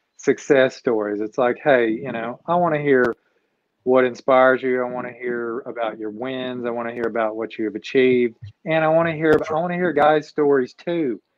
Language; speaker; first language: English; native; English